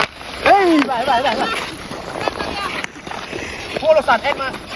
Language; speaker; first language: Finnish; non-native, learner; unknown